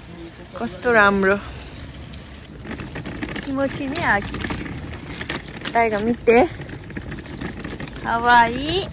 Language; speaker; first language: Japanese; non-native, learner; Nepali